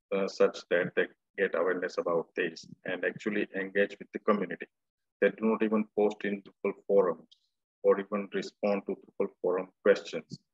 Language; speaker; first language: English; non-native, local second language; Gujarati